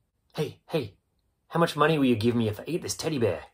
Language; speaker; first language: English; native; English